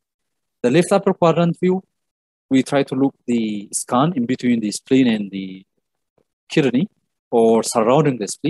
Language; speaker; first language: English; non-native, local second language; Amharic